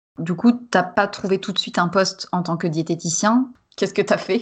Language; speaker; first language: French; native; French